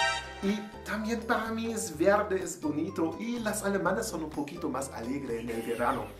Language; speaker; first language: Spanish; non-native, learner; German